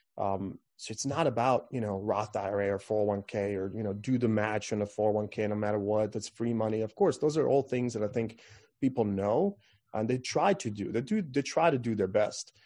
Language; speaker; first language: English; non-native, fluent; Croatian